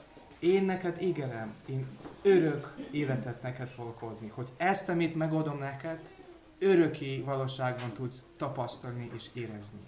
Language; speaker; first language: Hungarian; non-native, learner; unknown